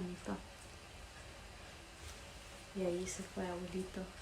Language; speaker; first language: Spanish; early bilingual, heritage; English